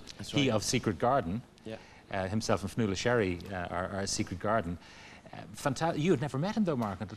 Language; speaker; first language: English; native; English